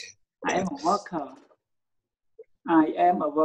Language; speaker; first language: English; non-native, learner; Khmer